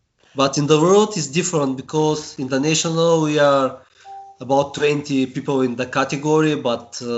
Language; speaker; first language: English; non-native, learner; Bulgarian